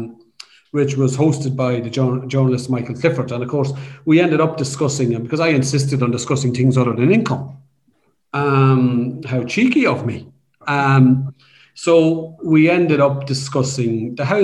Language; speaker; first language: English; native; English